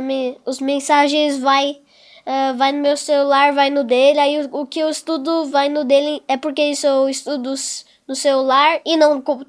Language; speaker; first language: Portuguese; non-native, local second language; English